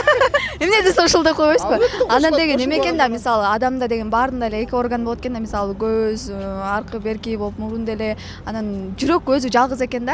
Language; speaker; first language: Kyrgyz; native; Kyrgyz